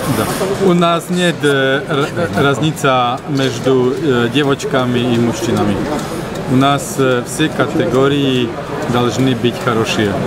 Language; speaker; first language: Russian; non-native, learner; Slovak